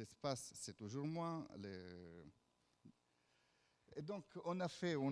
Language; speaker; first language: French; non-native, fluent; Italian